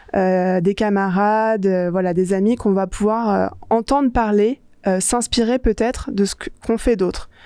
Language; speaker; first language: French; native; French